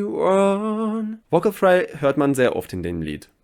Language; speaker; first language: German; non-native, fluent; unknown